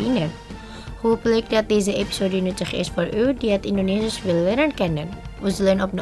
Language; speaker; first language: Dutch; non-native, learner; Indonesian